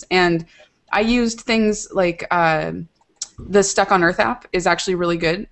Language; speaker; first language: English; native; English